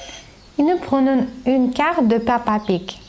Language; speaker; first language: French; non-native, learner; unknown